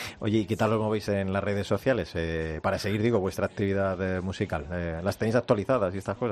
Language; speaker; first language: Spanish; native; Spanish